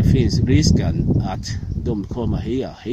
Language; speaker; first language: Swedish; non-native, learner; Vietnamese